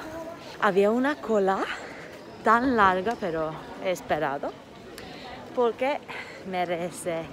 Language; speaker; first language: Spanish; non-native, fluent; Turkish